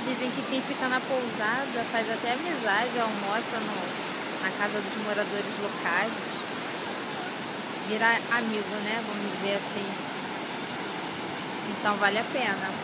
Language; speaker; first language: Portuguese; native; Portuguese